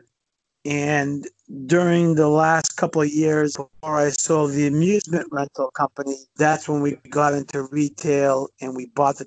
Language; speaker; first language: English; native; English